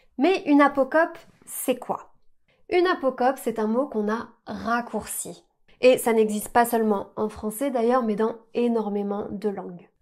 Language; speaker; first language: French; native; French